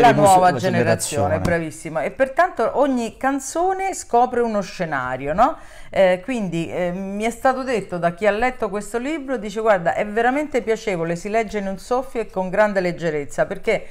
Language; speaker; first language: Italian; native; Italian